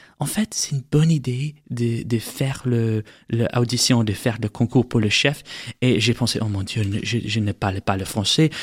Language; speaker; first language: French; non-native, learner; English